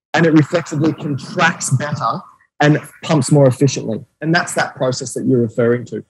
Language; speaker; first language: English; native; English